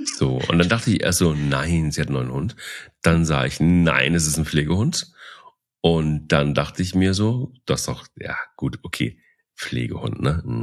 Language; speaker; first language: German; native; German